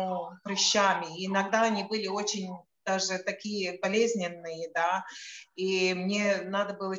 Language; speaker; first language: Russian; non-native, local second language; Latvian